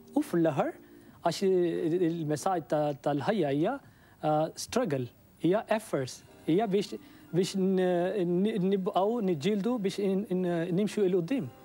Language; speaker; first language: Maltese; non-native, fluent; Urdu